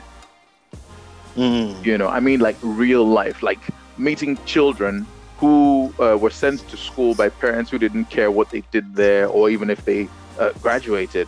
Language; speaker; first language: English; non-native, local second language; Yoruba